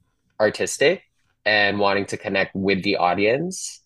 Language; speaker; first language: English; non-native, local second language; Filipino